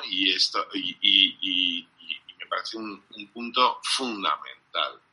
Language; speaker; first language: Spanish; non-native, fluent; English